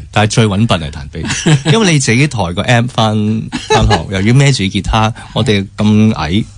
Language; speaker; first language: Cantonese; early bilingual, heritage; Cantonese